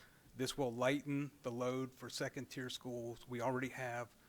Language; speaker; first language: English; native; English